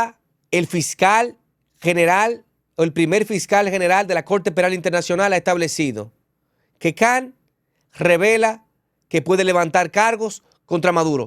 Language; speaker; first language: Spanish; native; Spanish